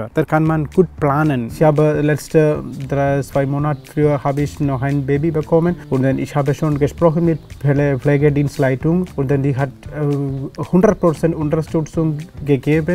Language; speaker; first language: German; non-native, learner; Malayalam